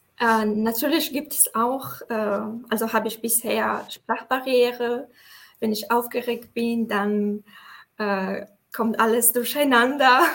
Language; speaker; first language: German; non-native, fluent; Tajik